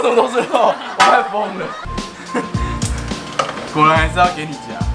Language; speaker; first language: Chinese; native; Chinese